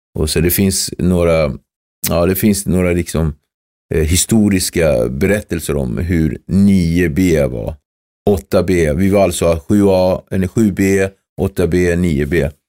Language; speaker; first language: Swedish; early bilingual, other home language; Kabuverdianu